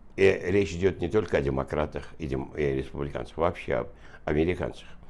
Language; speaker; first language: Russian; non-native, local second language; Azerbaijani